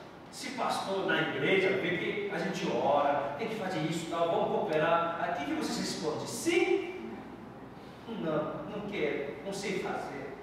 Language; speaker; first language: Portuguese; non-native, fluent; Korean